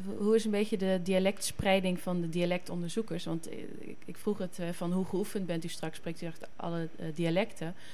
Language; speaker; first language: Dutch; native; Dutch